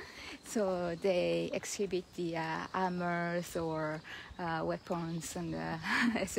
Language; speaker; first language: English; non-native, learner; Japanese